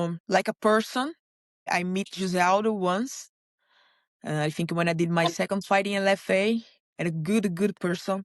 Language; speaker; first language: English; non-native, learner; Portuguese